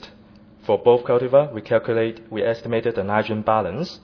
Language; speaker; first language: English; non-native, fluent; Chinese